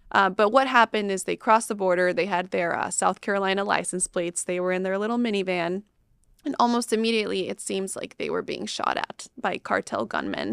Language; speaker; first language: English; non-native, fluent; Spanish